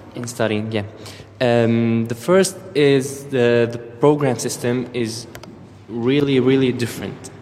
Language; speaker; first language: English; non-native, fluent; Arabic